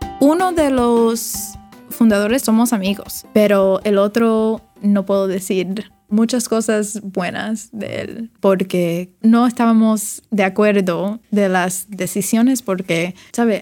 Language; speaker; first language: Spanish; early bilingual, other home language; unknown